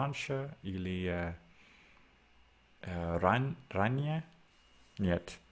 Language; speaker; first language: Russian; non-native, learner; Spanish